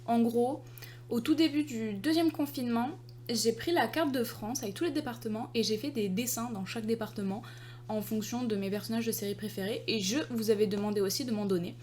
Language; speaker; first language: French; native; French